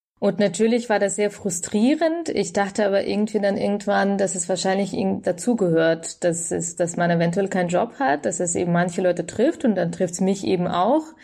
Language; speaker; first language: German; early bilingual, other home language; Russian